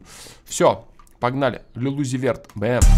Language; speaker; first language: Russian; native; Russian